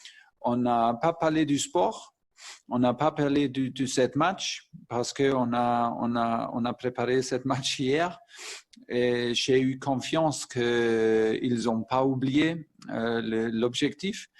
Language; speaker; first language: French; non-native, fluent; German